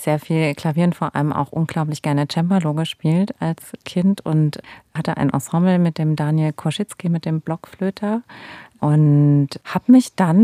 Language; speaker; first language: German; native; German